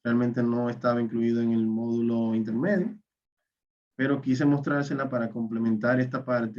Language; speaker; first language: Spanish; native; Spanish